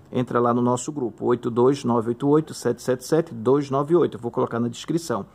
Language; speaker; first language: Portuguese; native; Portuguese